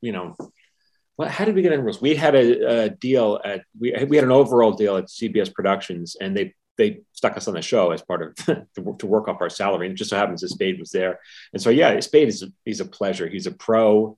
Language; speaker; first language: English; native; English